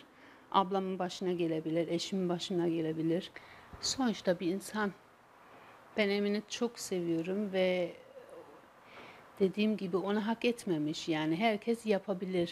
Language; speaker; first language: Turkish; non-native, fluent; German